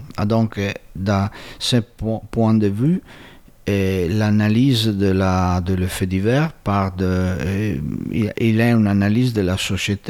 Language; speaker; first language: French; non-native, fluent; Italian